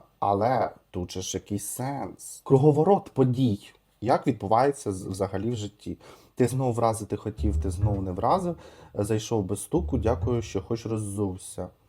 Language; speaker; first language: Ukrainian; non-native, local second language; Russian